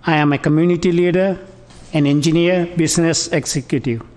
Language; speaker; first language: English; non-native, local second language; Tamil